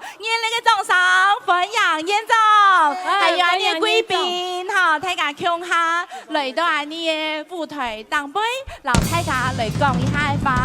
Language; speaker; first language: Chinese; native; Chinese